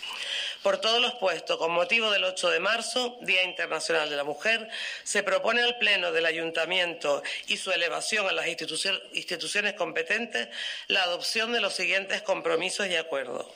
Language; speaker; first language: Spanish; native; Spanish